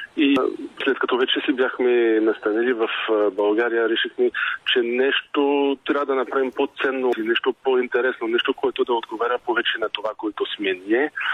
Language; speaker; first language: Bulgarian; non-native, fluent; French